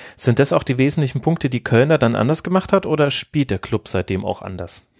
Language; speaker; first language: German; native; German